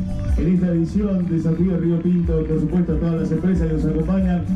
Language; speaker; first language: Spanish; native; Spanish